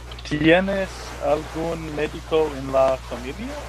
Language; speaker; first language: Spanish; non-native, learner; English